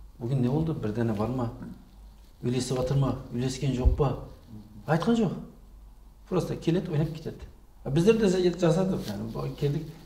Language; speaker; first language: Kazakh; non-native, fluent; Turkish